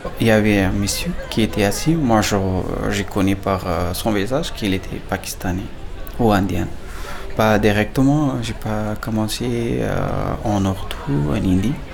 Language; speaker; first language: French; non-native, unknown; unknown